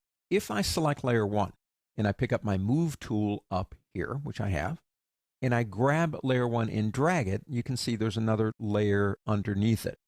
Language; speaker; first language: English; native; English